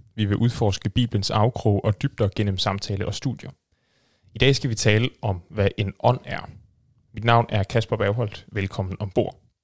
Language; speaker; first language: Danish; native; Danish